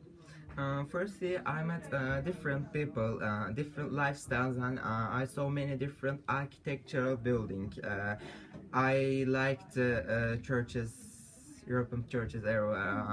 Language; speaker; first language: English; non-native, learner; Turkish